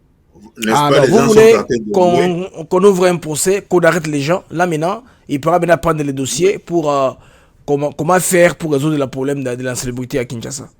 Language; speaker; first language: French; non-native, local second language; Lingala